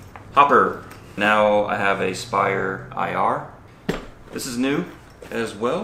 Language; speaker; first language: English; native; English